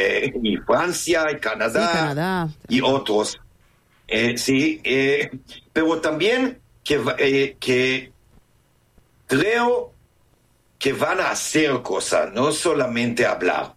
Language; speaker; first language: Spanish; non-native, fluent; Hebrew